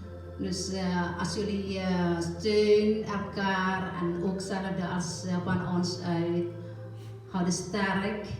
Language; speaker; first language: Dutch; non-native, learner; Indonesian